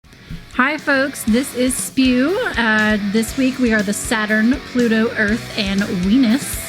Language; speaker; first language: English; native; English